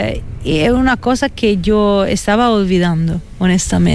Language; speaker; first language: Spanish; non-native, fluent; Italian